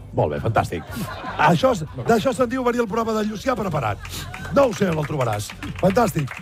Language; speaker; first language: Catalan; native; Catalan